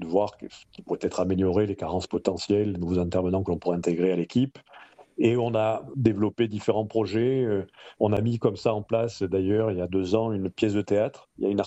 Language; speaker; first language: French; native; French